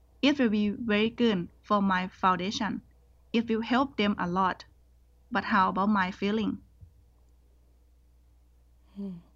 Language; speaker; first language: English; non-native, learner; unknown